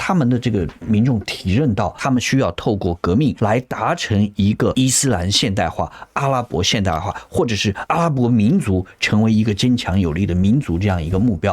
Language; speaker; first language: Chinese; native; Chinese